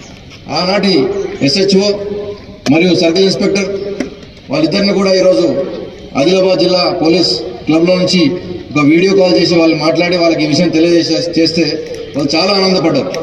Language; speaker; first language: Telugu; native; Telugu